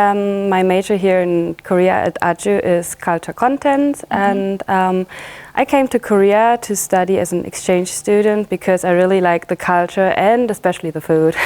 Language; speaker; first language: English; non-native, fluent; German